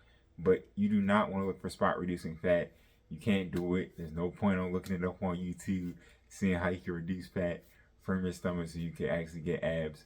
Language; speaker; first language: English; native; English